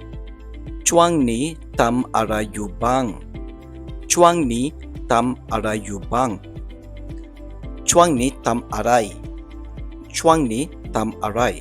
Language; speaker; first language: Thai; non-native, learner; English